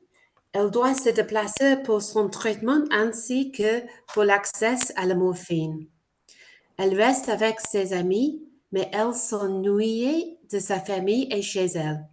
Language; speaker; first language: French; non-native, fluent; English